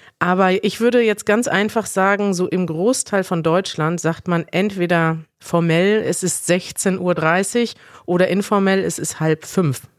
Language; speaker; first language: German; native; German